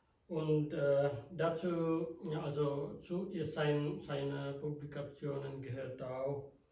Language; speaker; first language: German; non-native, fluent; Sinhala